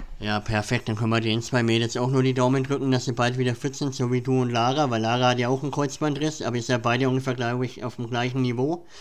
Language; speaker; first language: German; native; German